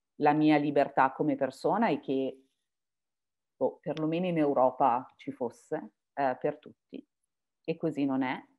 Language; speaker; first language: Italian; native; Italian